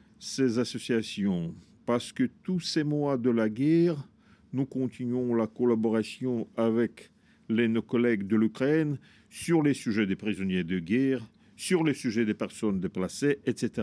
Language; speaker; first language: French; non-native, fluent; Russian